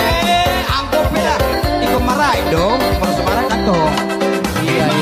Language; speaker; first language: Indonesian; non-native, local second language; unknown